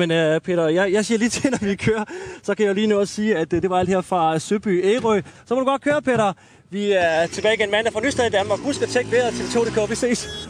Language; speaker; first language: Danish; native; Danish